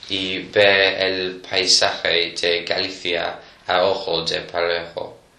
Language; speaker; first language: Spanish; non-native, learner; English